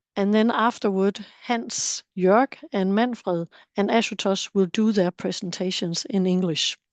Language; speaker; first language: English; non-native, fluent; Danish